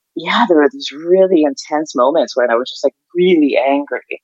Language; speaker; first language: English; early bilingual, other home language; Ukrainian